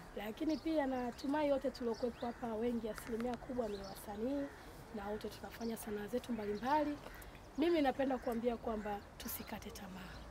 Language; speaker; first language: Swahili; native; Swahili